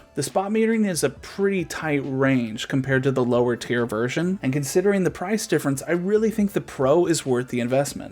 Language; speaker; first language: English; native; English